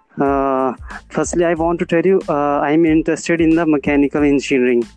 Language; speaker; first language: English; non-native, learner; Hindi